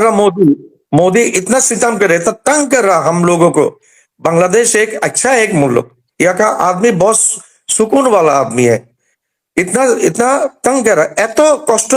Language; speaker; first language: Hindi; non-native, learner; Bangla